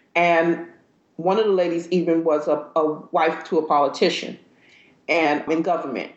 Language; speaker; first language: English; native; English